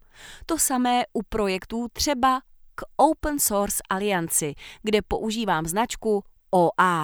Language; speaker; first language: Czech; native; Czech